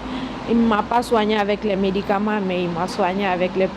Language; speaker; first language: French; non-native, local second language; Mandingo